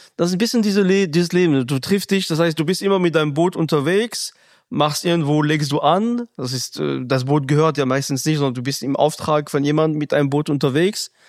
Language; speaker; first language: German; non-native, fluent; French